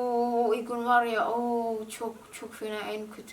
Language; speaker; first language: Turkish; non-native, learner; Indonesian